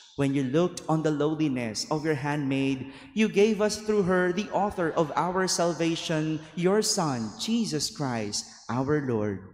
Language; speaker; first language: English; non-native, local second language; Filipino